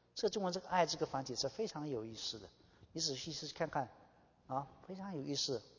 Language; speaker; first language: Chinese; native; Chinese